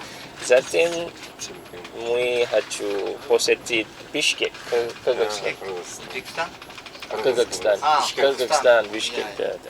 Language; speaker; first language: Russian; non-native, learner; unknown